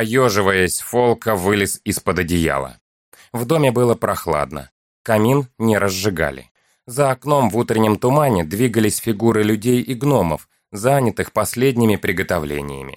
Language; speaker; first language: Russian; native; Russian